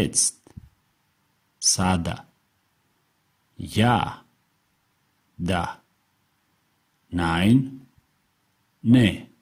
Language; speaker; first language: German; non-native, fluent; Serbian